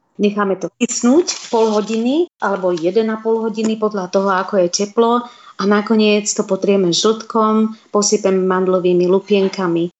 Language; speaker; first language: Slovak; native; Slovak